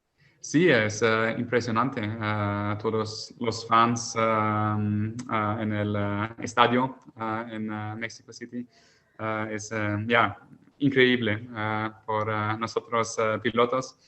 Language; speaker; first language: Spanish; non-native, learner; German